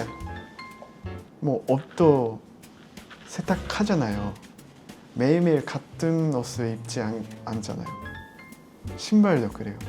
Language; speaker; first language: Korean; non-native, fluent; Japanese